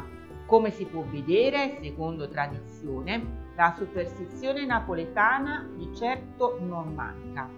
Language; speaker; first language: Italian; native; Italian